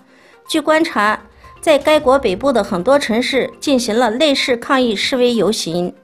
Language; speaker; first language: Chinese; non-native, local second language; Uyghur